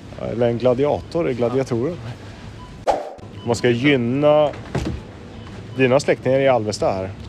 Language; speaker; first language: Swedish; native; Swedish